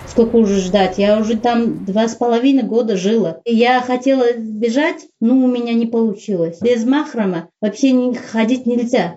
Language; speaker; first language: Russian; non-native, local second language; Uzbek